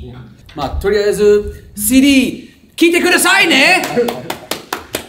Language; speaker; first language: Japanese; non-native, learner; English